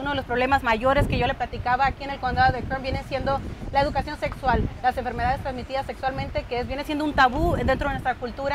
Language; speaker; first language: Spanish; native; Spanish